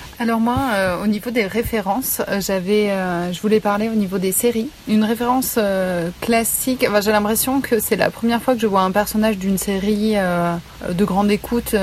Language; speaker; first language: French; native; French